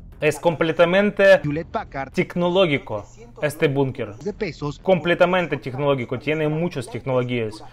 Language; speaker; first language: Spanish; non-native, learner; Russian